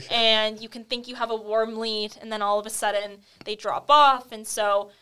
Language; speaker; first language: English; native; English